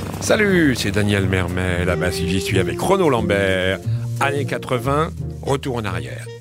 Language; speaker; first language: French; native; French